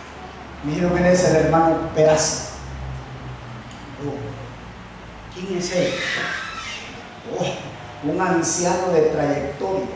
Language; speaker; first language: Spanish; native; Spanish